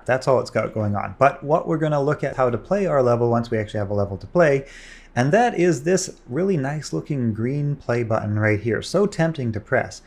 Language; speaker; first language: English; native; English